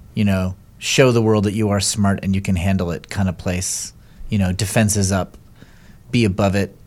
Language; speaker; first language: English; native; English